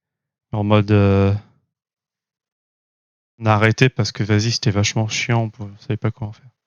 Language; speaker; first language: French; native; French